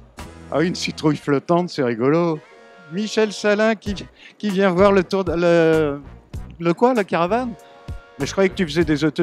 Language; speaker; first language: French; native; French